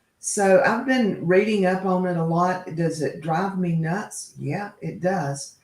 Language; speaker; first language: English; native; English